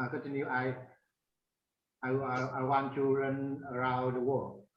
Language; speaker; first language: English; non-native, learner; Vietnamese